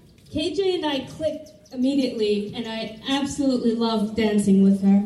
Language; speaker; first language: English; native; English